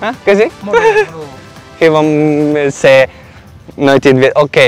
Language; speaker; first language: Vietnamese; non-native, learner; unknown